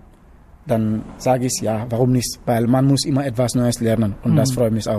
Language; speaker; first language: German; non-native, learner; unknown